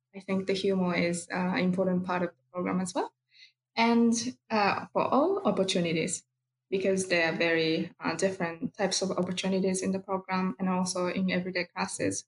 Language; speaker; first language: English; non-native, fluent; Japanese